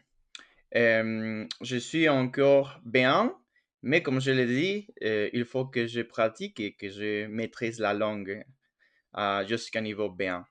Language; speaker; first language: French; non-native, fluent; Spanish